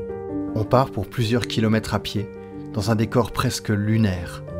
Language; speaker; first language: French; native; French